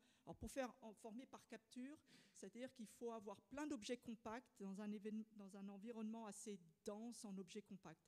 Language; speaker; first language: French; native; French